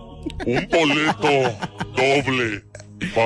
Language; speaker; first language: Spanish; native; Spanish